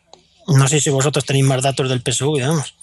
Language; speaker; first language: Spanish; native; Spanish